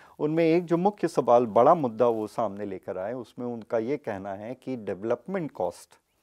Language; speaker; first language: Hindi; native; Hindi